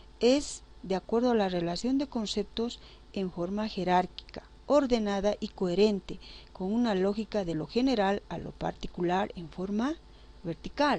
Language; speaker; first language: Spanish; native; Spanish